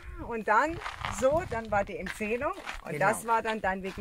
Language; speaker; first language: German; native; German